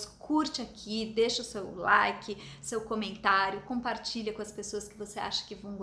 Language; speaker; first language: Portuguese; native; Portuguese